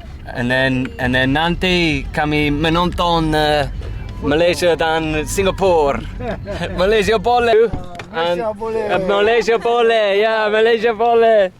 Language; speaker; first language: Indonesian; non-native, learner; English